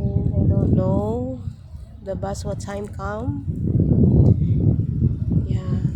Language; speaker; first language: English; non-native, local second language; Filipino